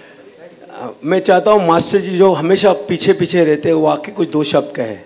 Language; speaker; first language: Hindi; native; Hindi